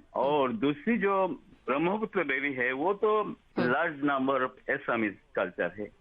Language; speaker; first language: Hindi; non-native, local second language; Bangla